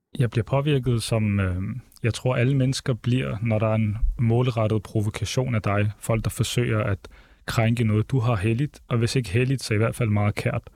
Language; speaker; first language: Danish; early bilingual, other home language; Arabic